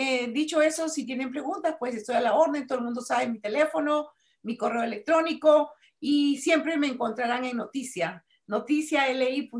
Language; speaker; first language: Spanish; native; Spanish